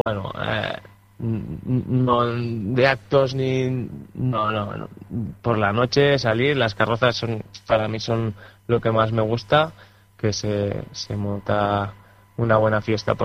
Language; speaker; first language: Spanish; native; Spanish